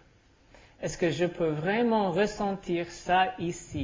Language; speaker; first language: French; non-native, learner; English